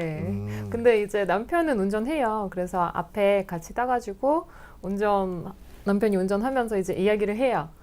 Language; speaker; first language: Korean; non-native, fluent; Russian